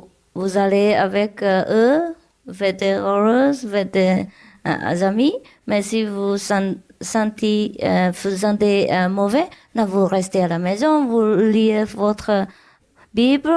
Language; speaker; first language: French; non-native, learner; Vietnamese